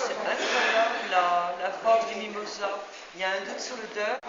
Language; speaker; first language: French; native; French